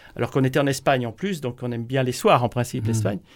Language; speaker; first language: French; native; French